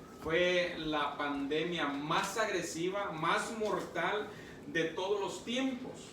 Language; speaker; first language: Spanish; native; Spanish